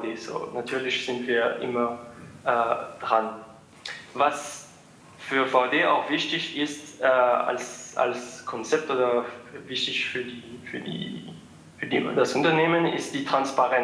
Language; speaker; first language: German; non-native, fluent; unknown